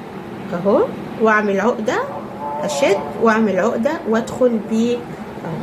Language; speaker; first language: Arabic; native; Arabic